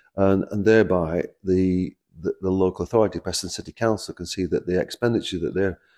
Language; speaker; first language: English; native; English